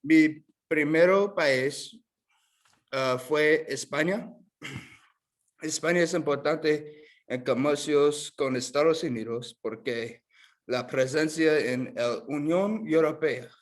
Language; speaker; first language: Spanish; non-native, learner; English